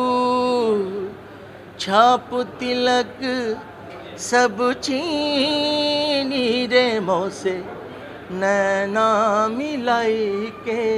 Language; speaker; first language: Hindi; native; Hindi